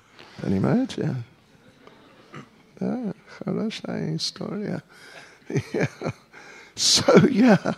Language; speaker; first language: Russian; non-native, learner; English